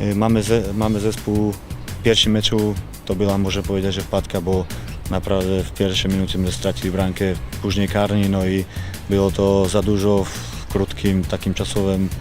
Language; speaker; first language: Polish; non-native, learner; Slovak